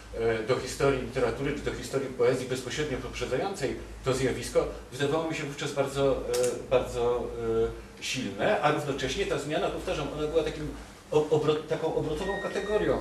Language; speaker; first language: Polish; native; Polish